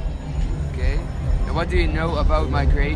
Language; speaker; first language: English; non-native, learner; Dutch